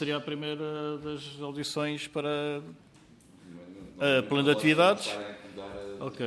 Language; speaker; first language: Portuguese; native; Portuguese